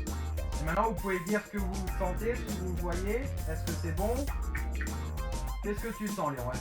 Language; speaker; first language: French; native; French